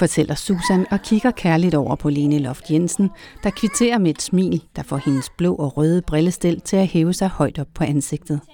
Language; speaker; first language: Danish; native; Danish